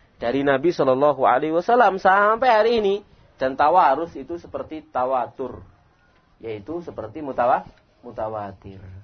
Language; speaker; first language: Indonesian; non-native, local second language; Javanese